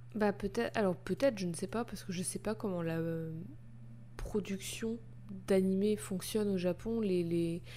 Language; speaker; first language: French; native; French